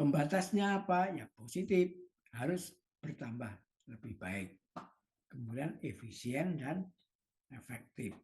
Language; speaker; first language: Indonesian; native; Indonesian